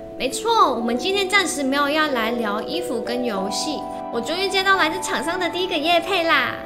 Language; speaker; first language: Chinese; non-native, local second language; Cantonese